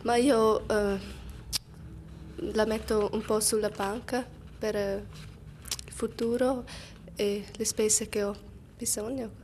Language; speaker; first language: Italian; non-native, learner; German